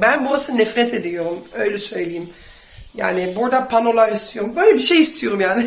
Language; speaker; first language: Turkish; early bilingual, heritage; Turkish